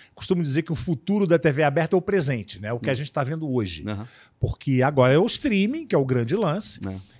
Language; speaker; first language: Portuguese; native; Portuguese